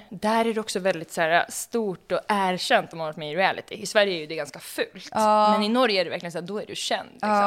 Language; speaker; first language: Swedish; native; Swedish